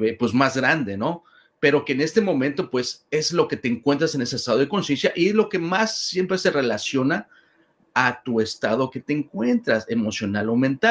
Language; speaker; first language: Spanish; native; Spanish